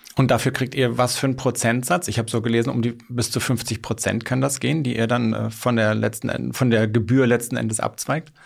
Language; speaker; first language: German; native; German